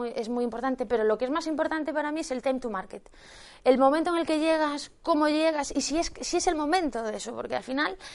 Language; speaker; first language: Spanish; native; Spanish